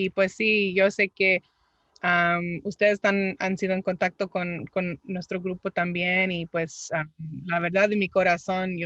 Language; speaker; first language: Spanish; early bilingual, heritage; Spanish